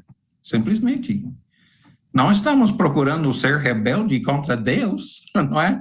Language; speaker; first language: Portuguese; non-native, fluent; English